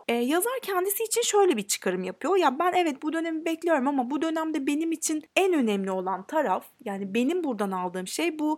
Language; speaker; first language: Turkish; native; Turkish